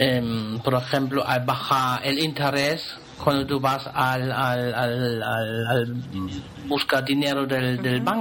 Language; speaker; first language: Spanish; non-native, fluent; German